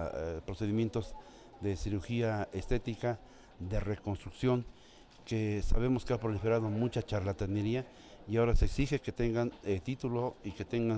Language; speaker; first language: Spanish; native; Spanish